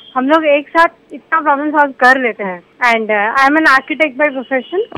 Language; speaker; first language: Hindi; non-native, local second language; Odia